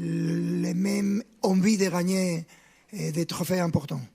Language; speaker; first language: French; non-native, fluent; Spanish